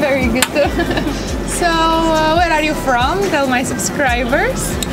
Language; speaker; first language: English; non-native, fluent; Romanian